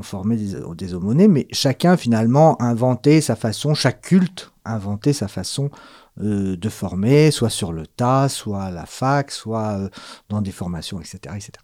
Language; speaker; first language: French; native; French